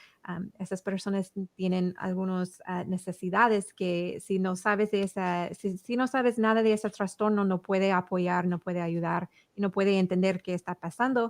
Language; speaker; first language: Spanish; early bilingual, heritage; English